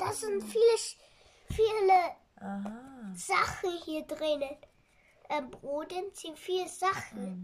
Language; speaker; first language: German; early bilingual, other home language; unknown